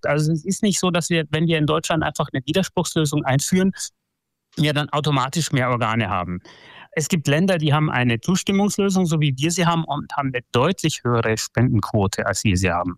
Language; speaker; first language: German; native; German